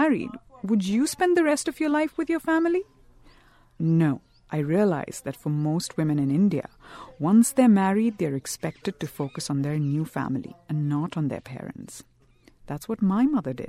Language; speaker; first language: English; non-native, local second language; Bangla